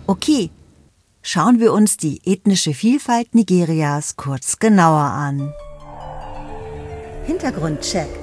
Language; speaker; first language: German; native; German